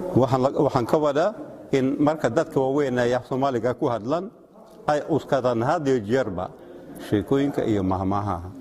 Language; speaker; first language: Somali; non-native, fluent; Russian